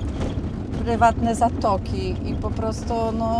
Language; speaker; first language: Polish; native; Polish